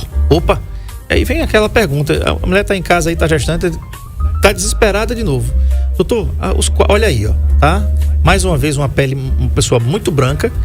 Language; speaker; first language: Portuguese; native; Portuguese